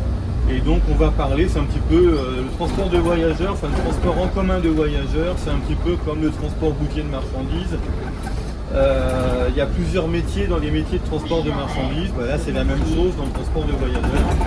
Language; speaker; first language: French; native; French